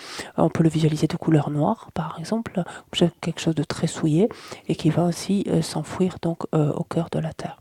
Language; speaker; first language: French; native; French